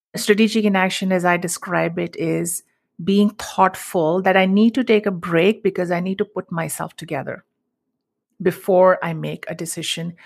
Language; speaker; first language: English; non-native, local second language; Hindi